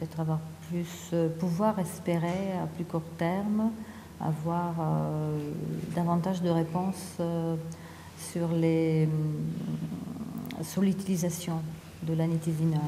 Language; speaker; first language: French; non-native, fluent; Italian